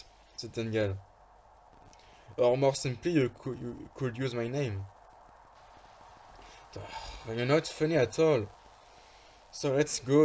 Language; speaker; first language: English; non-native, fluent; French